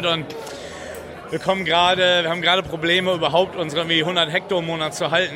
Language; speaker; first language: German; native; German